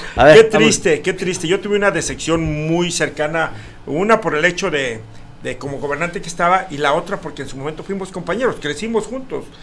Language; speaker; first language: Spanish; native; Spanish